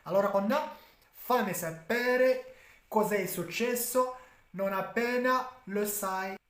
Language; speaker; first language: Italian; non-native, fluent; Arabic